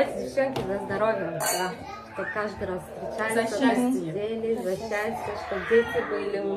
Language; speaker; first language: Russian; non-native, local second language; Kazakh